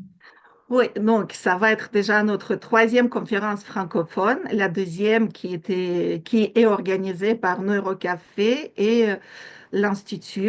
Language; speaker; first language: French; non-native, fluent; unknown